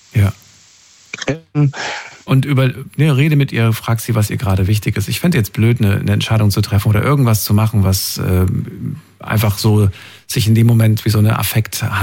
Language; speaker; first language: German; native; German